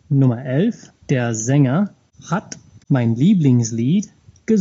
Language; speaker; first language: German; non-native, fluent; English